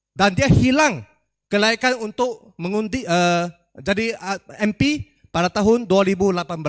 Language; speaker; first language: Malay; non-native, local second language; Chinese